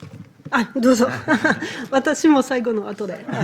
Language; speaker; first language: Japanese; non-native, fluent; French